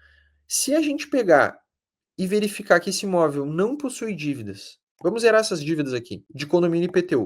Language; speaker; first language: Portuguese; native; Portuguese